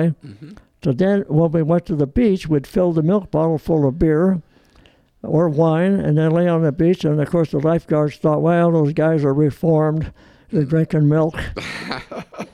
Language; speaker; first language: English; early bilingual, other home language; Italian